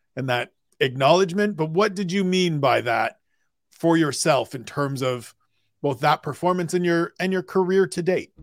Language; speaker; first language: English; native; English